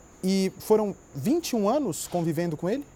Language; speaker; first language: Portuguese; native; Portuguese